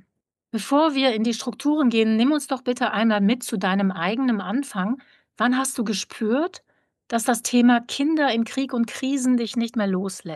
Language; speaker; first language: German; native; German